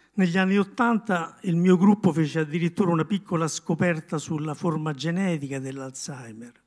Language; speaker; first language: Italian; native; Italian